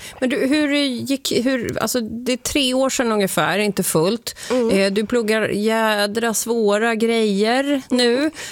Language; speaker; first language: Swedish; native; Swedish